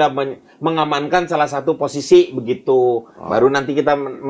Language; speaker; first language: Indonesian; native; Indonesian